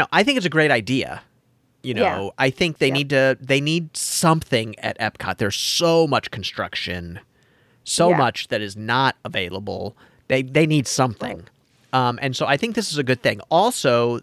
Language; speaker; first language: English; native; English